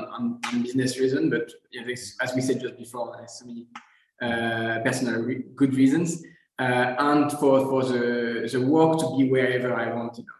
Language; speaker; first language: English; non-native, fluent; French